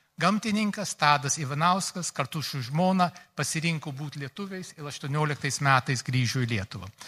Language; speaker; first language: Lithuanian; early bilingual, heritage; Lithuanian